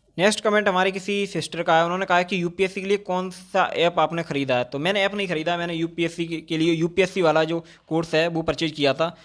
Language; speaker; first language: Hindi; native; Hindi